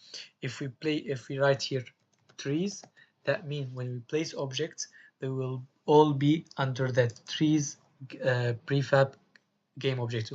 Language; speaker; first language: English; non-native, fluent; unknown